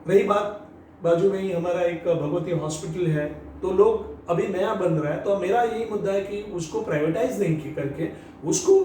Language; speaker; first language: Hindi; non-native, local second language; Marathi